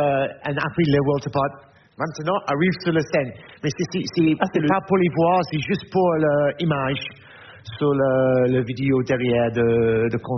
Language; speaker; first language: French; non-native, learner; English